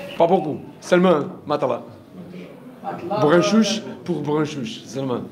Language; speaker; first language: French; non-native, learner; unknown